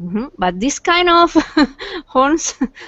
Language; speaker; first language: English; non-native, fluent; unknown